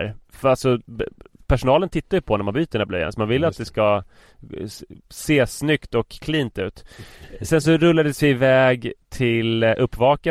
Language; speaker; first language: Swedish; native; Swedish